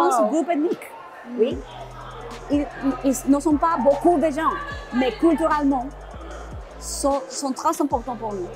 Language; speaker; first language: French; non-native, learner; Spanish